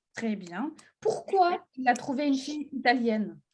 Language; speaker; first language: French; non-native, fluent; Russian